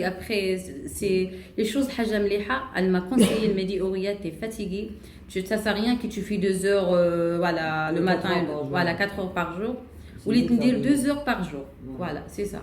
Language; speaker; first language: French; non-native, learner; Arabic